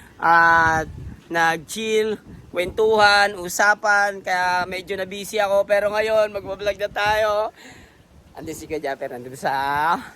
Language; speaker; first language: Filipino; native; Filipino